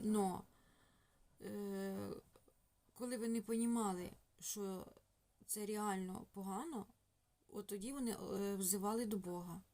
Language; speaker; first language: Ukrainian; non-native, local second language; Russian